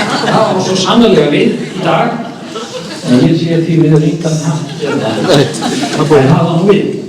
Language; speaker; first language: Icelandic; native; Icelandic